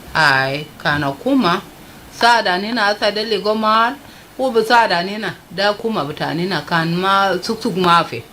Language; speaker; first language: Arabic; non-native, local second language; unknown